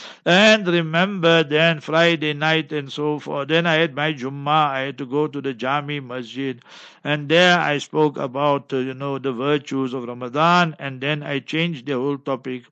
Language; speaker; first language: English; native; English